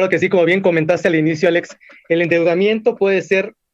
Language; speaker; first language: Spanish; native; Spanish